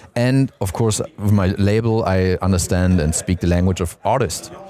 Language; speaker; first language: English; non-native, fluent; German